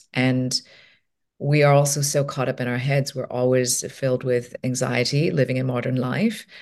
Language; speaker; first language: English; non-native, local second language; Cantonese